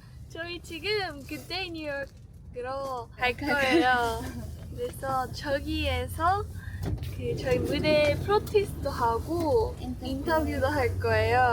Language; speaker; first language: Korean; non-native, learner; English